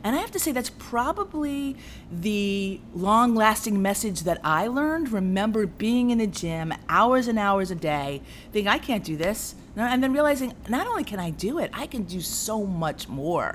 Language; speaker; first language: English; native; English